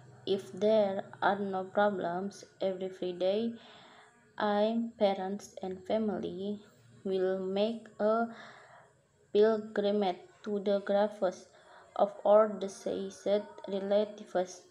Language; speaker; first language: English; non-native, learner; Indonesian